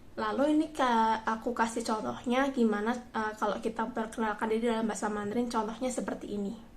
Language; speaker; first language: Indonesian; native; Indonesian